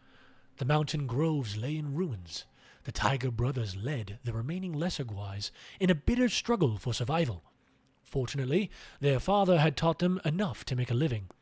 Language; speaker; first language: English; native; English